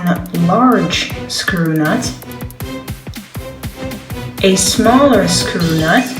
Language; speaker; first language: English; non-native, fluent; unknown